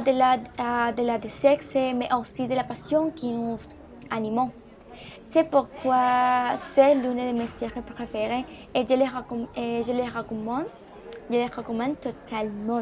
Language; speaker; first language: French; non-native, learner; Spanish